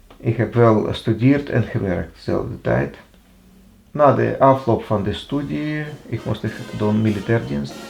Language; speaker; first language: Dutch; non-native, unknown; Russian